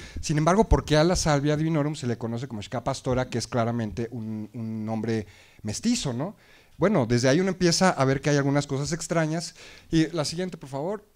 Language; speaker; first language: Spanish; native; Spanish